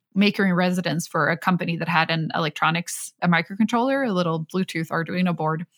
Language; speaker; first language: English; non-native, fluent; Swedish